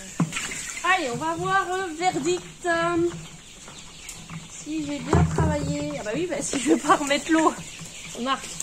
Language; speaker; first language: French; native; French